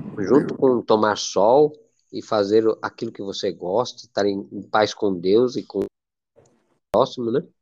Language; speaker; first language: Portuguese; non-native, fluent; Spanish